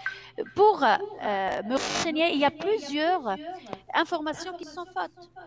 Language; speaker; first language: French; non-native, fluent; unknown